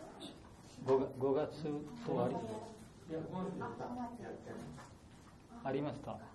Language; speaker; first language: Japanese; non-native, learner; Bangla